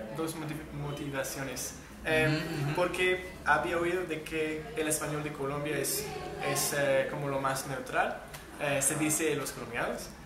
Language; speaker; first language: Spanish; non-native, fluent; English